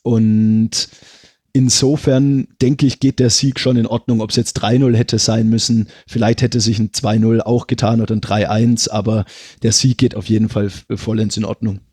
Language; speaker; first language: German; native; German